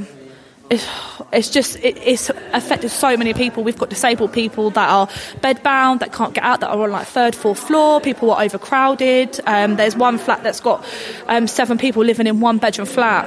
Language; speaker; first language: English; native; English